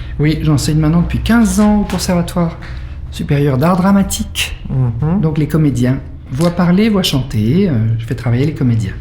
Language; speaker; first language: French; native; French